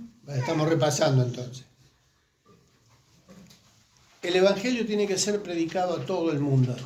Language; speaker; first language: Spanish; native; Spanish